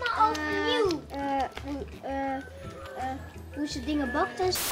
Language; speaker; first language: Dutch; early bilingual, other home language; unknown